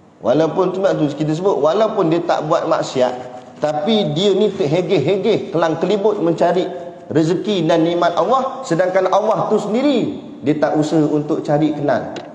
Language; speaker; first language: Malay; native; Malay